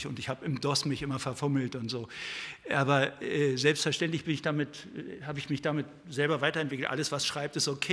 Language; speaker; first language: German; native; German